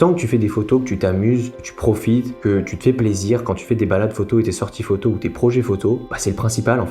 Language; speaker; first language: French; native; French